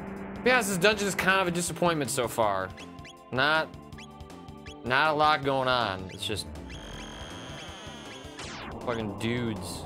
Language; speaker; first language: English; native; English